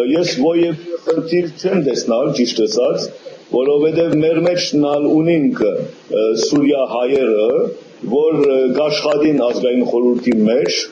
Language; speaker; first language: Armenian; early bilingual, heritage; Armenian